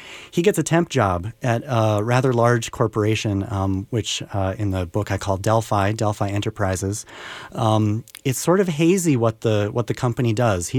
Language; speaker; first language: English; native; English